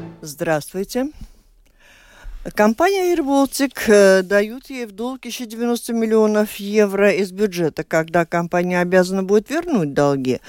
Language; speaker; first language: Russian; native; Russian